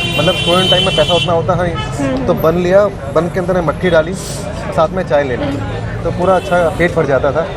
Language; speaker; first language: Hindi; native; Hindi